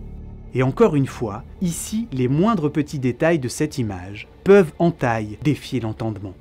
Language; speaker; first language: French; native; French